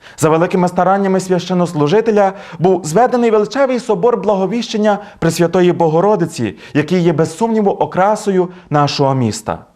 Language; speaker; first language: Ukrainian; native; Ukrainian